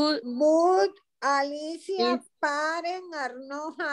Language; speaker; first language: English; non-native, learner; Spanish